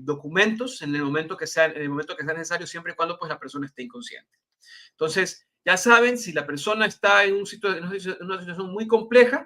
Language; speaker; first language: Spanish; native; Spanish